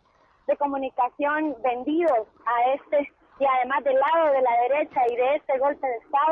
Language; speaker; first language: Spanish; native; Spanish